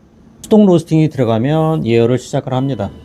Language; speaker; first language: Korean; native; Korean